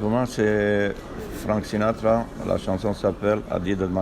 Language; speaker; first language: French; non-native, fluent; Romanian